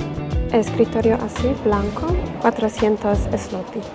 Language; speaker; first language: Spanish; non-native, fluent; Polish